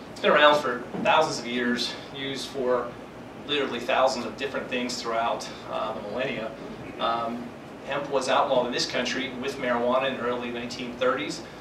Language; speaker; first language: English; native; English